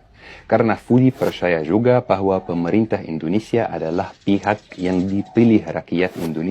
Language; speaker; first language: Indonesian; non-native, fluent; Arabic